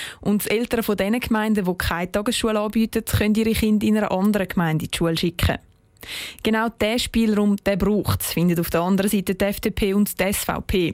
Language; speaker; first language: German; native; German